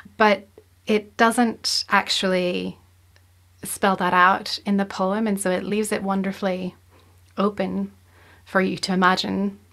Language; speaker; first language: English; native; English